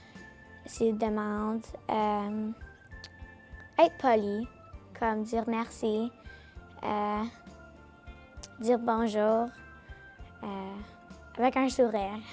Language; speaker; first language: French; non-native, local second language; English